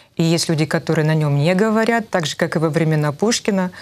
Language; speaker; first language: Russian; native; Russian